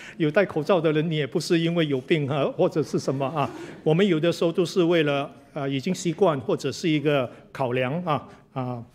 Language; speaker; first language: Chinese; native; Chinese